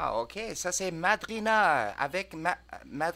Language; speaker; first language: French; non-native, learner; English